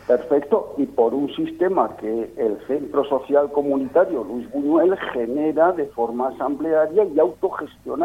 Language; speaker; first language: Spanish; native; Spanish